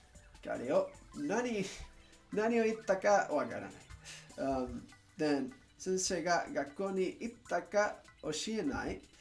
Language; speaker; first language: Japanese; non-native, learner; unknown